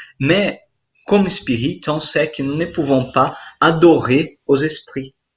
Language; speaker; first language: French; non-native, fluent; Portuguese